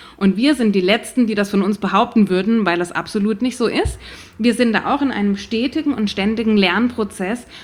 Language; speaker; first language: German; native; German